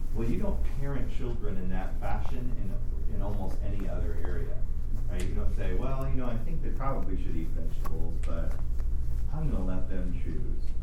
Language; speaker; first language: English; native; English